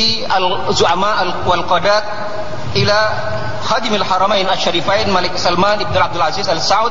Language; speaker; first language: Arabic; non-native, fluent; Indonesian